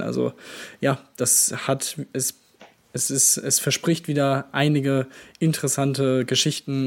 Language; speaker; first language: German; native; German